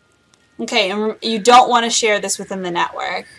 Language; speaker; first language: English; native; English